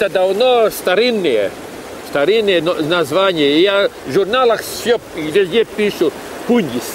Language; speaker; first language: Russian; non-native, local second language; Latvian